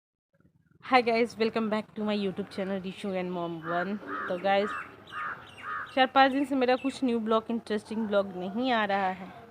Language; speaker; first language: Hindi; native; Hindi